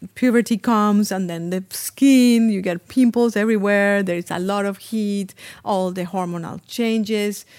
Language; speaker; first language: English; non-native, fluent; Spanish